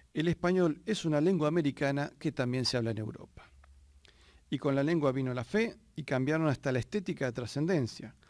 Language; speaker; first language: Spanish; native; Spanish